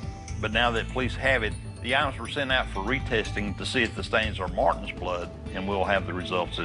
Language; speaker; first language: English; native; English